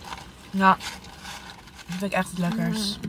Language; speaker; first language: Dutch; native; Dutch